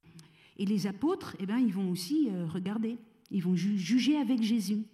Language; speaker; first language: French; native; French